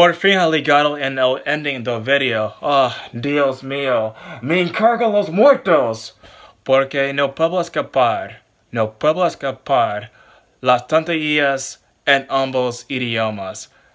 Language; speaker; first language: Spanish; non-native, learner; English